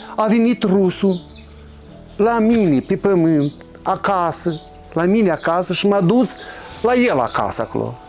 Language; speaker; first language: Romanian; native; Romanian